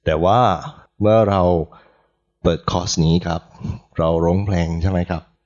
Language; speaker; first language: Thai; non-native, learner; English